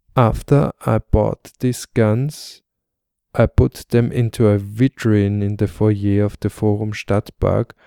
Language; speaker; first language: English; non-native, fluent; German